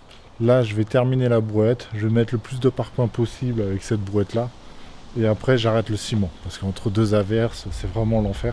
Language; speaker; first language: French; native; French